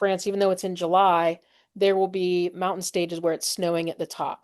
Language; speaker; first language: English; native; English